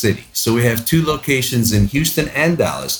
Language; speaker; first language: English; native; English